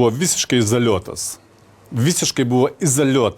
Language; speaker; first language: Lithuanian; non-native, fluent; Russian